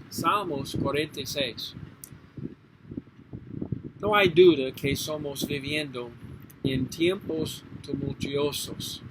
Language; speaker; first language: Spanish; non-native, learner; English